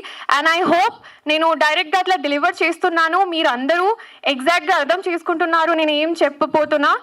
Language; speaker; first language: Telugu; non-native, learner; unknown